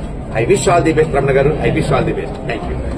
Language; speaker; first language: Telugu; native; Telugu